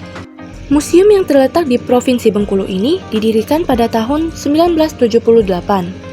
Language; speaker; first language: Indonesian; native; Indonesian